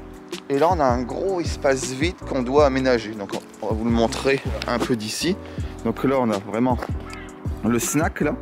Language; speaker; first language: French; native; French